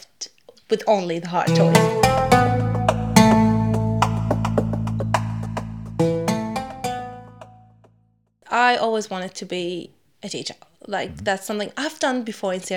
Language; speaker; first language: English; non-native, fluent; Arabic